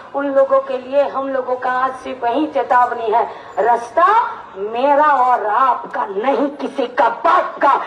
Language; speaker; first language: Hindi; non-native, local second language; Bangla